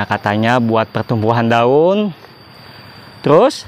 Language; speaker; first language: Indonesian; native; Indonesian